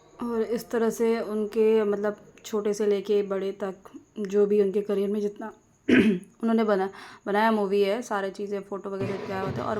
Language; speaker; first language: Hindi; non-native, local second language; Bangla